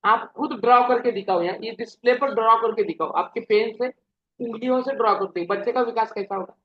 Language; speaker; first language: Hindi; non-native, local second language; Marathi